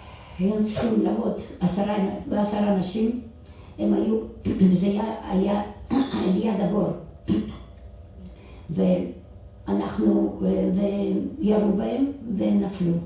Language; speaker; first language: Hebrew; non-native, fluent; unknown